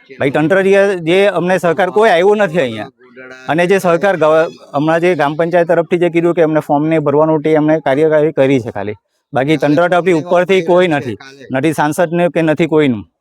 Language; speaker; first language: Gujarati; native; Gujarati